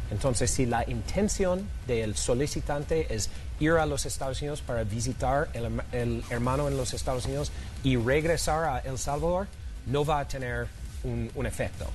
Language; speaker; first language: Spanish; non-native, fluent; English